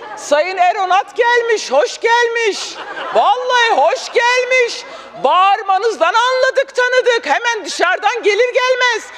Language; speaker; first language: Turkish; non-native, local second language; Kurdish